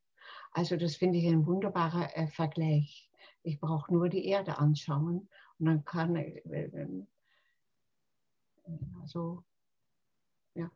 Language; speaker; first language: German; non-native, fluent; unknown